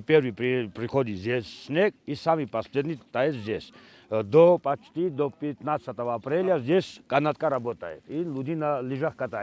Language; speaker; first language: Russian; non-native, fluent; Georgian